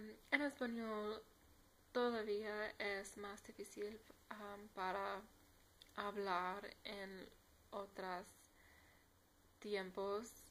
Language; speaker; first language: Spanish; non-native, learner; English